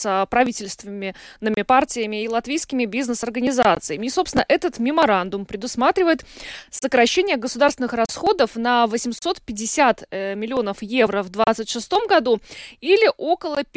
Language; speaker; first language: Russian; native; Russian